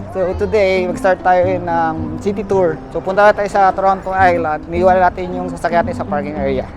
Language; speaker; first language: Filipino; native; Filipino